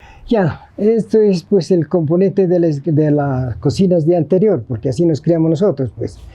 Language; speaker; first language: Spanish; native; Spanish